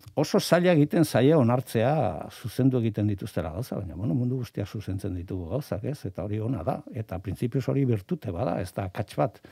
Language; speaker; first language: Basque; native; Basque